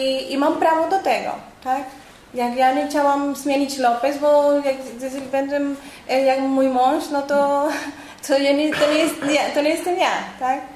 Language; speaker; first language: Polish; non-native, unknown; Spanish